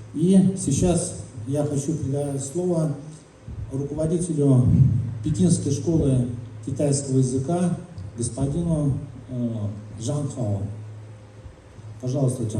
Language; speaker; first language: Russian; native; Russian